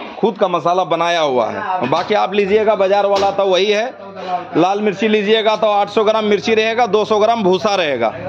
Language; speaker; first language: Hindi; native; Hindi